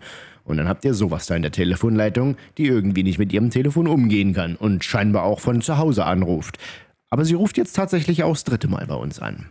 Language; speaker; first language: German; native; German